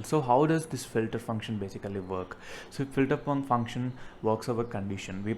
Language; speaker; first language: English; non-native, local second language; Telugu